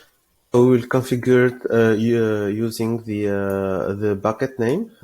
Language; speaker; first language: English; non-native, fluent; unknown